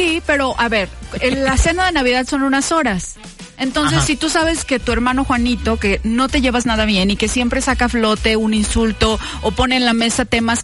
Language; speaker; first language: Spanish; native; Spanish